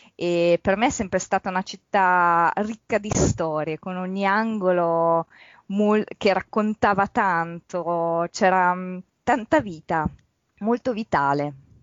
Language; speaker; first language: Italian; early bilingual, other home language; Polish